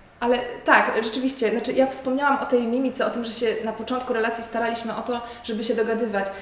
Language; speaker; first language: Polish; native; Polish